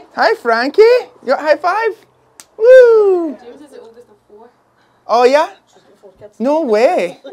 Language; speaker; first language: English; native; English